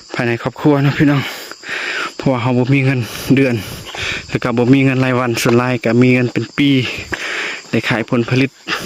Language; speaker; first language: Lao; non-native, local second language; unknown